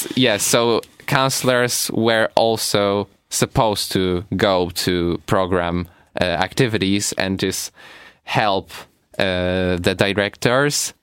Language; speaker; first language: English; non-native, fluent; Polish